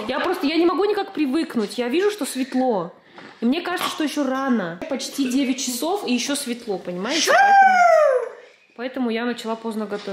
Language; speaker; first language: Russian; native; Russian